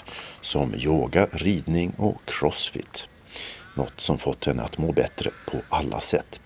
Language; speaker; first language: Swedish; native; Swedish